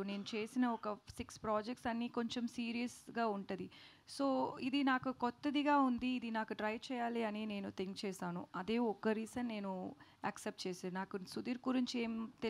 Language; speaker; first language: Telugu; non-native, learner; Tamil